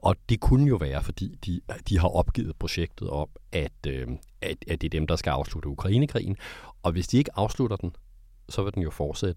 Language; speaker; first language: Danish; native; Danish